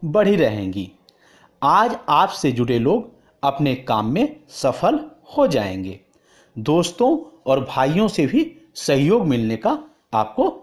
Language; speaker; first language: Hindi; native; Hindi